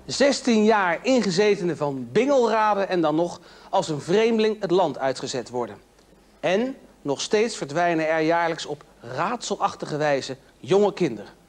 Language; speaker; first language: Dutch; native; Dutch